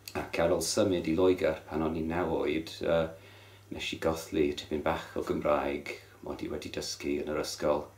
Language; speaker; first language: Welsh; non-native, local second language; English